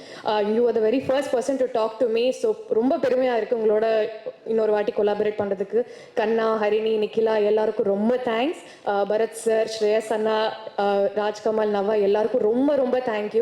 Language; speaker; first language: Tamil; non-native, learner; Telugu